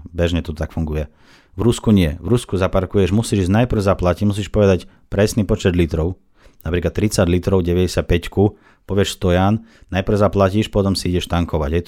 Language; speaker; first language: Slovak; non-native, fluent; Russian